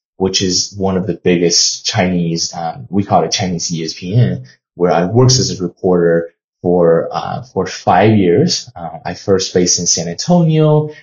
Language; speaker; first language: English; non-native, fluent; Chinese